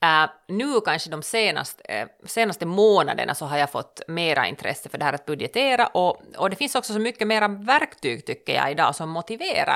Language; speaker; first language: Swedish; native; Swedish